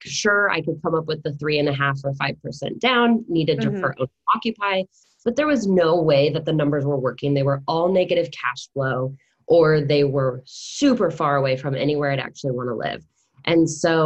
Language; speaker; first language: English; native; English